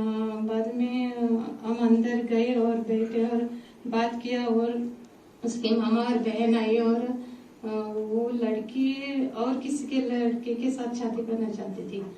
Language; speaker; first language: Hindi; non-native, local second language; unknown